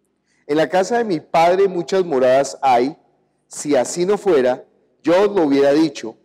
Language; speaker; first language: Spanish; native; Spanish